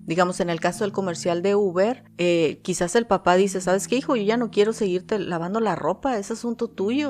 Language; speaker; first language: Spanish; native; Spanish